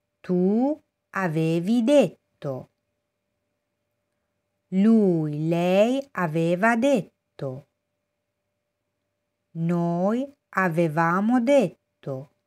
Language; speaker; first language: Italian; non-native, fluent; Persian